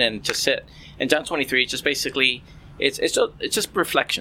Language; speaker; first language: English; native; English